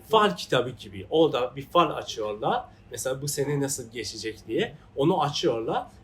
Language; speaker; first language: Turkish; non-native, fluent; Persian